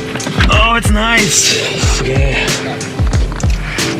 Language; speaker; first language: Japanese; non-native, learner; English